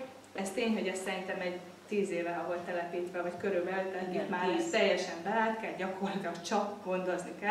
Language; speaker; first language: Hungarian; native; Hungarian